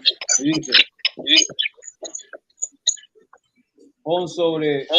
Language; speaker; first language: Spanish; non-native, learner; English